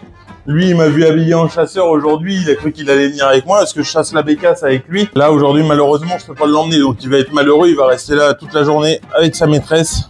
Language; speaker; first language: French; native; French